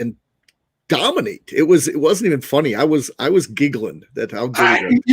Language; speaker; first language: English; native; English